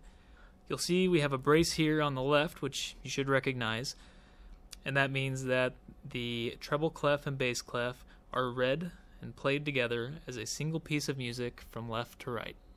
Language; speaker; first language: English; native; English